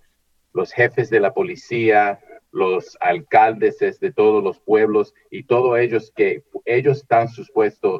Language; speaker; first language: Spanish; early bilingual, heritage; Spanish